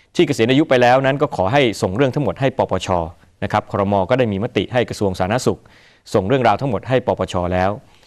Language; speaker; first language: Thai; native; Thai